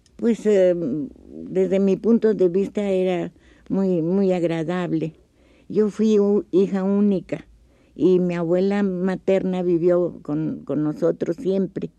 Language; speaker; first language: Spanish; native; Spanish